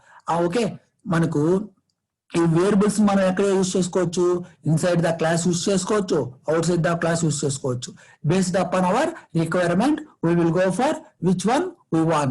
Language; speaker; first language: Telugu; native; Telugu